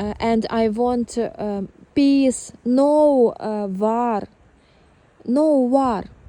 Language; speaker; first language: English; non-native, learner; Ukrainian